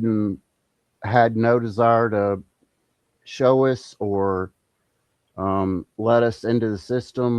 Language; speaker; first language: English; native; English